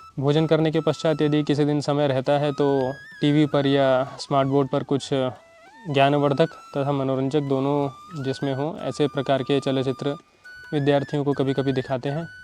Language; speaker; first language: Hindi; native; Hindi